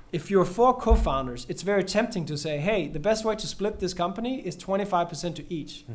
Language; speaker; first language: English; non-native, fluent; Danish